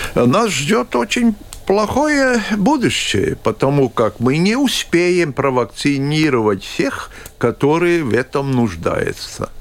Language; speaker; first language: Russian; non-native, local second language; Latvian